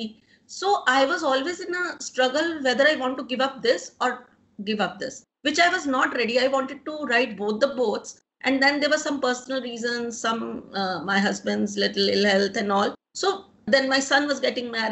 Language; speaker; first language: English; non-native, local second language; Punjabi